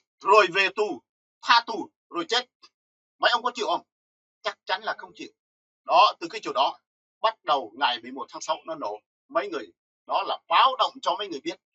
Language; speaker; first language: Vietnamese; non-native, local second language; Jarai